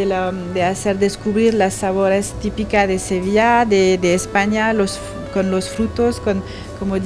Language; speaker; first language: Spanish; non-native, learner; French